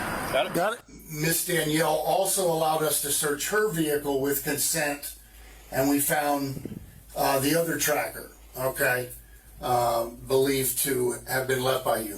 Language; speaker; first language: English; native; English